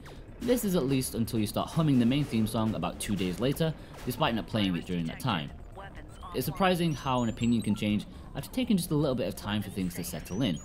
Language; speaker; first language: English; native; English